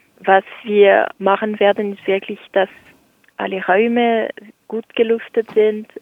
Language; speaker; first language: German; non-native, local second language; French